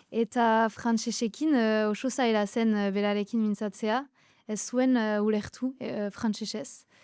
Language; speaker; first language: Basque; non-native, local second language; French